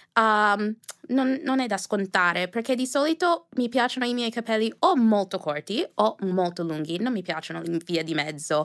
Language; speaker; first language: Italian; non-native, fluent; English